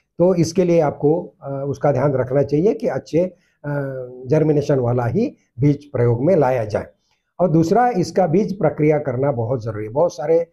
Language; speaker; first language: Hindi; non-native, local second language; Marathi